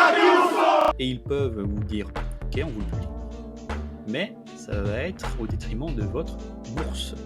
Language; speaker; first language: French; native; French